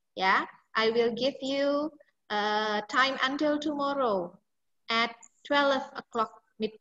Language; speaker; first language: English; non-native, fluent; Indonesian